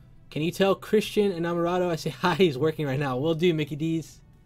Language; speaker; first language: English; native; English